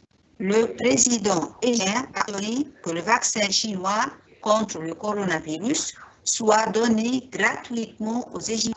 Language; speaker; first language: French; non-native, learner; Arabic